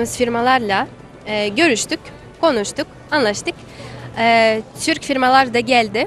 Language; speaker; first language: Turkish; non-native, fluent; Russian